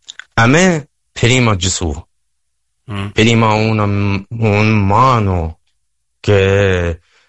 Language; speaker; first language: Italian; non-native, learner; Persian